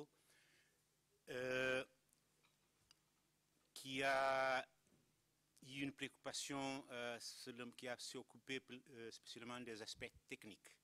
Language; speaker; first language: French; non-native, fluent; Kabuverdianu